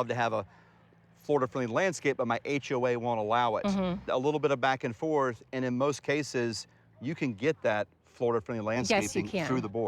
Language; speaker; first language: English; native; English